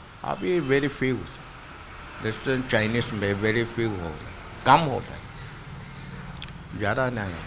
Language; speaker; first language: Hindi; non-native, local second language; Chinese